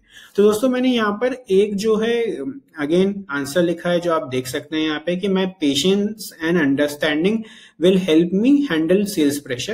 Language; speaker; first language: Hindi; native; Hindi